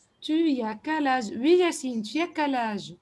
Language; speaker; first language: French; non-native, fluent; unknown